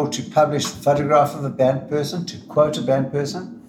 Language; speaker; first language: English; native; English